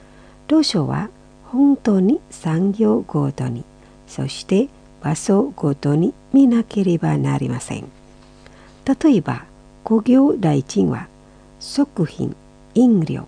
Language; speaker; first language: Japanese; non-native, fluent; Indonesian